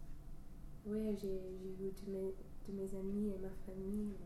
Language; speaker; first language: French; non-native, fluent; English